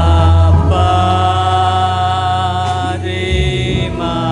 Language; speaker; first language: Indonesian; native; Indonesian